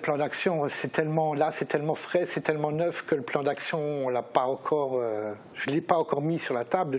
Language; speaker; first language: French; native; French